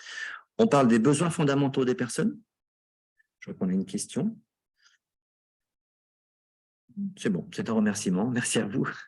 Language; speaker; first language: French; native; French